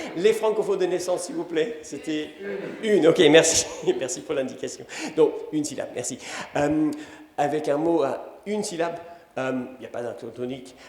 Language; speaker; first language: French; non-native, fluent; English